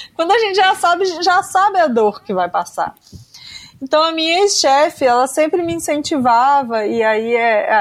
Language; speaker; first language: Portuguese; native; Portuguese